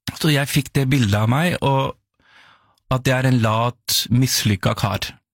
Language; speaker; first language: Norwegian; early bilingual, other home language; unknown